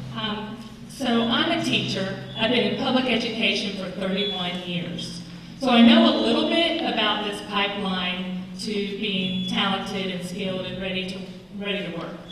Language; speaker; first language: English; native; English